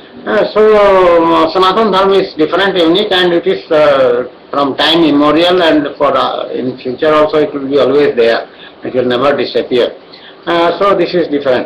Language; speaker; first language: English; non-native, local second language; Odia